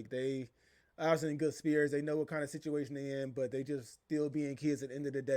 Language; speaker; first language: English; native; English